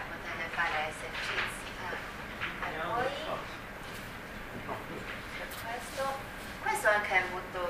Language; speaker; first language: Italian; non-native, learner; Chinese